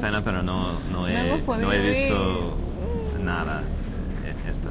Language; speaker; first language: Spanish; non-native, fluent; English